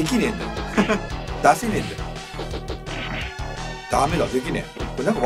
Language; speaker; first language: Japanese; native; Japanese